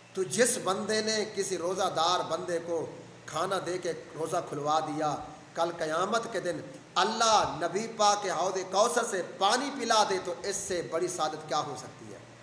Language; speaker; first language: Urdu; non-native, local second language; Saraiki